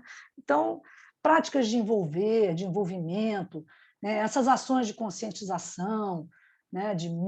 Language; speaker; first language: Portuguese; native; Portuguese